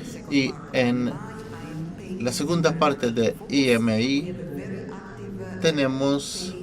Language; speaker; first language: Spanish; non-native, fluent; Italian